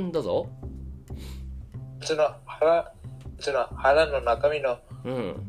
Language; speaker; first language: Japanese; non-native, learner; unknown